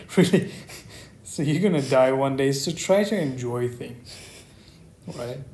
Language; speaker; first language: English; non-native, fluent; Persian